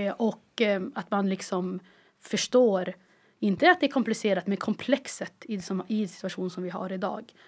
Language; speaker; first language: Swedish; early bilingual, other home language; Arabic